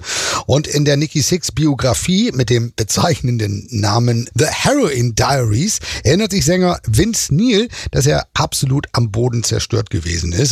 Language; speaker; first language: German; native; German